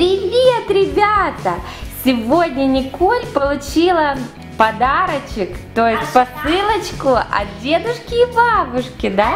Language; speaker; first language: Russian; native; Russian